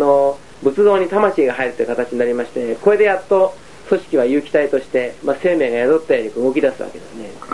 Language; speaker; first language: Japanese; native; Japanese